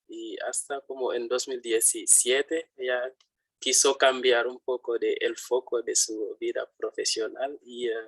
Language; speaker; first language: Spanish; non-native, fluent; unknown